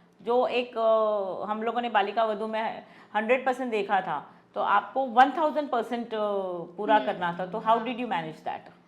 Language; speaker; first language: Hindi; non-native, local second language; Gujarati